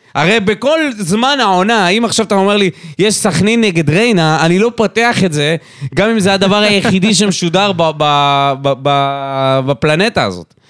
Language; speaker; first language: Hebrew; native; Hebrew